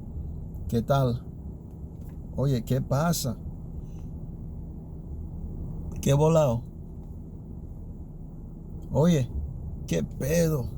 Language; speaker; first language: Spanish; early bilingual, other home language; Haitian Creole